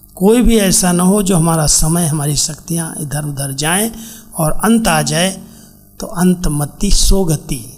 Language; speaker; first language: Hindi; native; Hindi